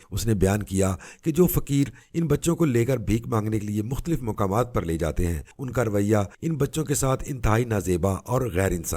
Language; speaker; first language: Urdu; native; Urdu